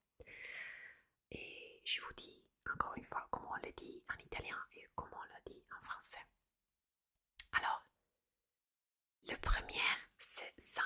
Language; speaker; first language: French; non-native, fluent; Italian